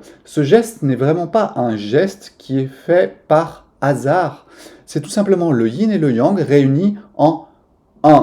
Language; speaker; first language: French; native; French